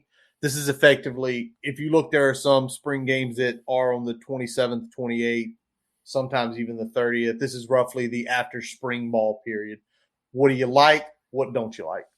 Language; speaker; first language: English; native; English